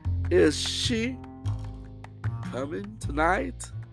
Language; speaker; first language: English; non-native, fluent; Portuguese